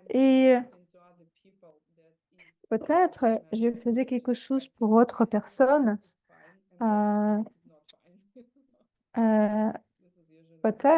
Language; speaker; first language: French; non-native, fluent; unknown